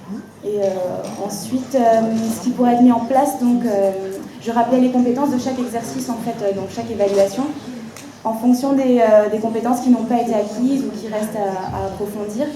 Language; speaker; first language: French; native; French